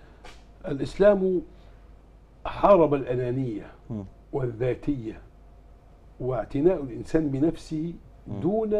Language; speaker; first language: Arabic; native; Arabic